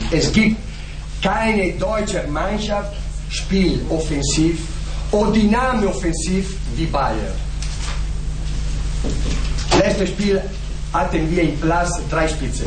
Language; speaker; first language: German; non-native, learner; Italian